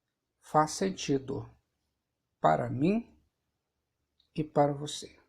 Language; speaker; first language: Portuguese; native; Portuguese